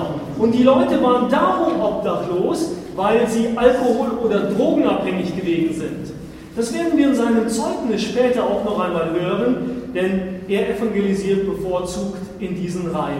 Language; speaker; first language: German; native; German